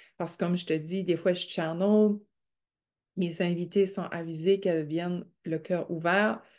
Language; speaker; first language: French; native; French